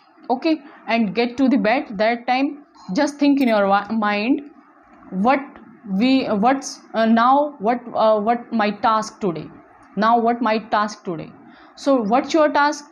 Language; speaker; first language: English; non-native, local second language; Hindi